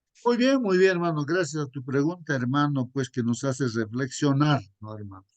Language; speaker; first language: Spanish; native; Spanish